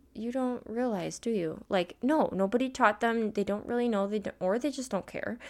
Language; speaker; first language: English; native; English